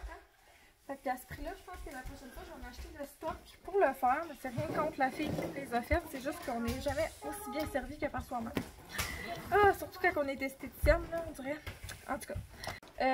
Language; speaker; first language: French; native; French